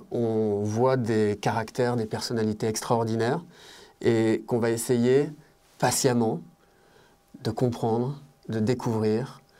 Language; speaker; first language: French; native; French